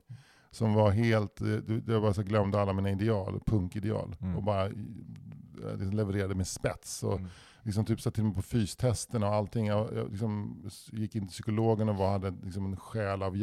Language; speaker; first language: Swedish; native; Swedish